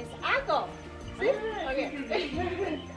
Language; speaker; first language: Spanish; non-native, learner; Chinese